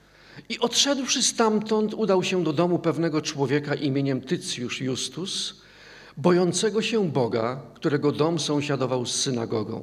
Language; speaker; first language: Polish; native; Polish